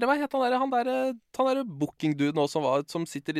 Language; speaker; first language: Norwegian; native; Norwegian